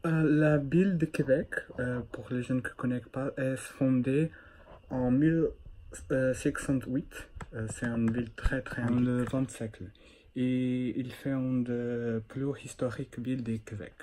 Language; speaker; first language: French; non-native, learner; Portuguese